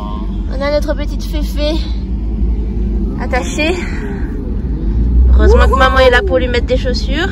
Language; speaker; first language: French; native; French